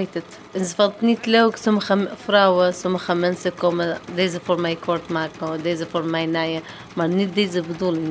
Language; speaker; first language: Dutch; non-native, learner; Arabic